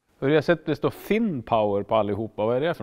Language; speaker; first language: Swedish; native; Swedish